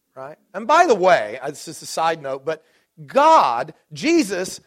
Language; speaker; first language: English; native; English